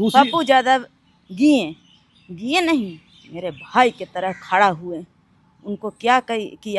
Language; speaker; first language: Hindi; native; Hindi